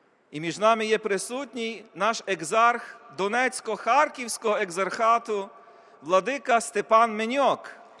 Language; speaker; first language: Ukrainian; native; Ukrainian